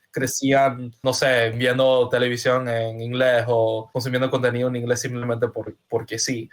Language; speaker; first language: Spanish; non-native, fluent; English